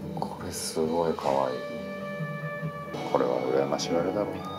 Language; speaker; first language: Japanese; native; Japanese